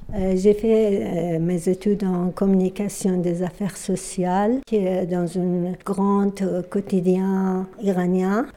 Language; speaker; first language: French; non-native, fluent; Persian